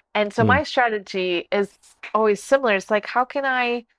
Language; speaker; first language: English; non-native, fluent; Portuguese